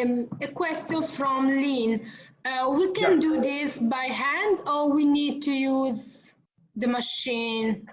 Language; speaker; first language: English; non-native, learner; Italian